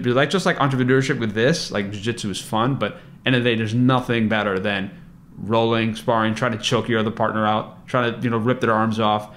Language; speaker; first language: English; native; English